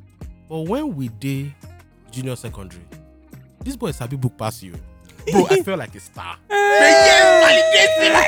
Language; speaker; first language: English; non-native, local second language; Yoruba